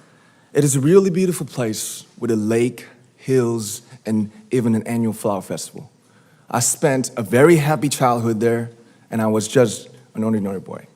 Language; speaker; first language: English; non-native, fluent; Korean